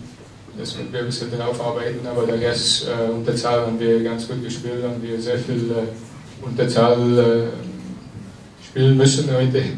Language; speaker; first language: German; non-native, learner; French